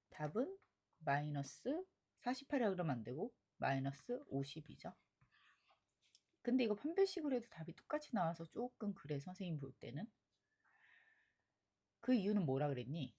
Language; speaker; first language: Korean; native; Korean